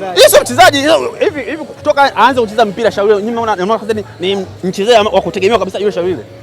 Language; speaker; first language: Swahili; native; Swahili